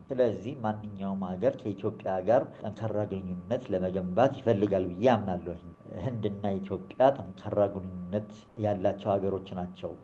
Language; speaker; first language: Amharic; early bilingual, other home language; Gujarati